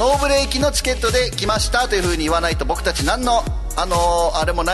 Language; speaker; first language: Japanese; native; Japanese